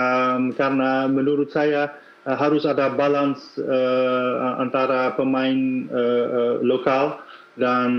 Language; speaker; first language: Indonesian; non-native, fluent; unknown